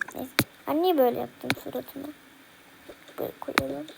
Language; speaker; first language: Turkish; early bilingual, heritage; Turkish